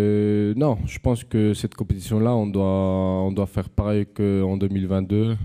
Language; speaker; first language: French; non-native, fluent; Spanish